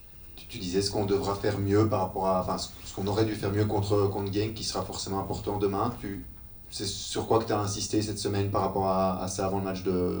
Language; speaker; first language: French; native; French